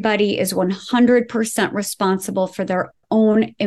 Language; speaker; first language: English; native; English